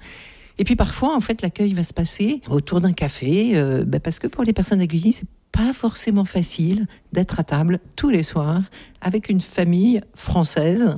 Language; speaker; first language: French; native; French